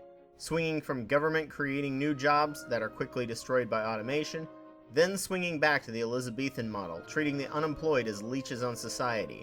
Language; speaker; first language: English; native; English